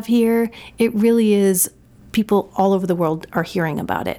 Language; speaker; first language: English; native; English